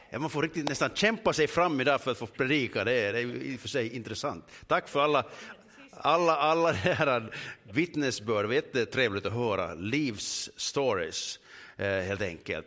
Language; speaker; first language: Swedish; native; Swedish